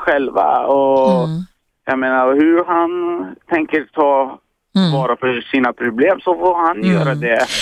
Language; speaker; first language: Swedish; early bilingual, other home language; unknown